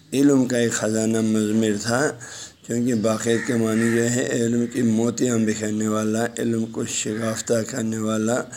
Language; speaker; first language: Urdu; non-native, local second language; Balti